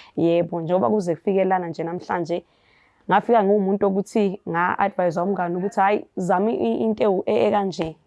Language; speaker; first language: Zulu; native; Zulu